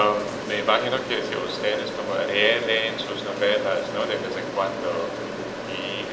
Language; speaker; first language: Spanish; non-native, fluent; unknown